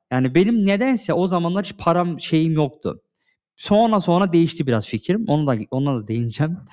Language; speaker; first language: Turkish; early bilingual, heritage; Turkish